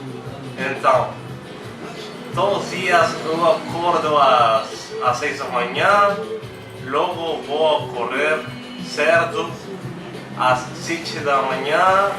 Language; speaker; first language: Portuguese; non-native, learner; Spanish